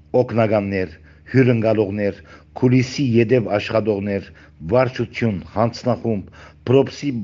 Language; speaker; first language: Armenian; early bilingual, heritage; Armenian